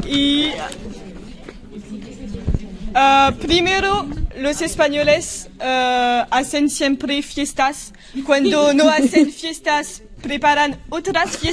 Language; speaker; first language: Spanish; non-native, learner; French